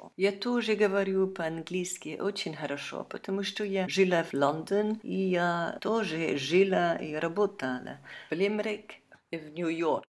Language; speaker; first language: Russian; non-native, learner; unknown